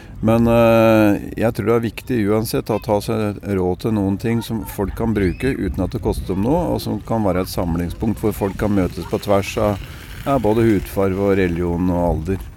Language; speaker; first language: Norwegian; native; Norwegian